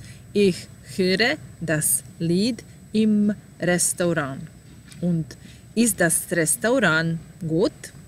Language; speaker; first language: German; non-native, fluent; Serbian